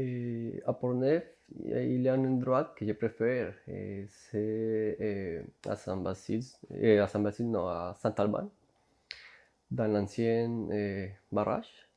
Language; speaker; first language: French; non-native, learner; Spanish